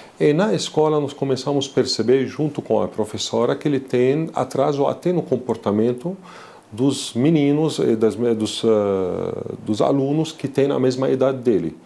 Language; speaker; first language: Portuguese; non-native, fluent; Arabic